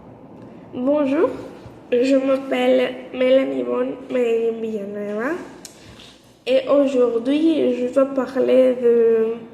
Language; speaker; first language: French; non-native, learner; Spanish